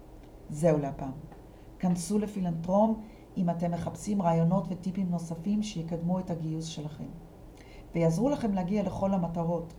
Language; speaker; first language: Hebrew; native; Hebrew